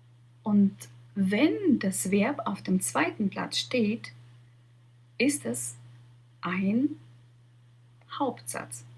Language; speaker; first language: German; non-native, fluent; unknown